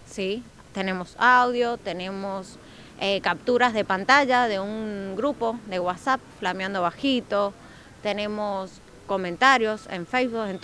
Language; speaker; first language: Spanish; native; Spanish